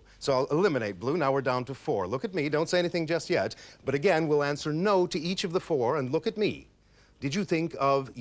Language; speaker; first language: English; native; English